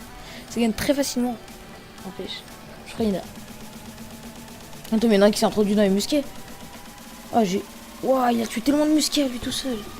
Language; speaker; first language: French; native; French